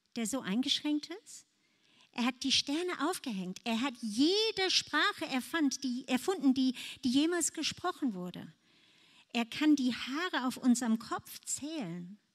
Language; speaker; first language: German; non-native, fluent; English